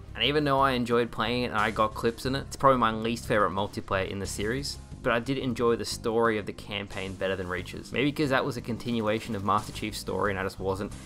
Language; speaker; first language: English; native; English